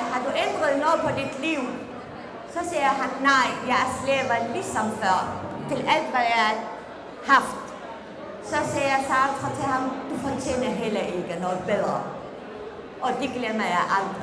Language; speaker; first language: Danish; non-native, fluent; Central Kurdish